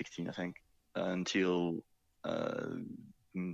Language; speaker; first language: English; non-native, fluent; French